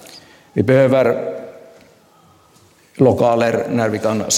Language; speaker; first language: Swedish; non-native, local second language; Finnish